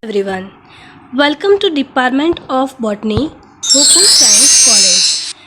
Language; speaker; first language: English; non-native, local second language; Gujarati